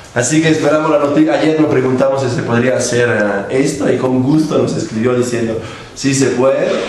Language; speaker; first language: Spanish; non-native, fluent; Italian